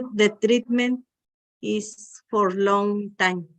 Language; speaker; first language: English; non-native, learner; Spanish